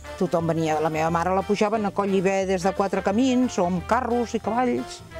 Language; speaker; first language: Catalan; native; Catalan